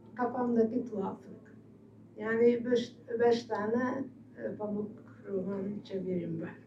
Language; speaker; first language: Turkish; non-native, fluent; Hungarian